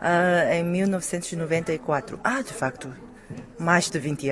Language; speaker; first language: Portuguese; non-native, fluent; Chinese